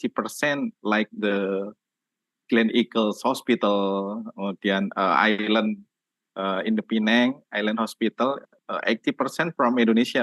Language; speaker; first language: English; non-native, learner; Indonesian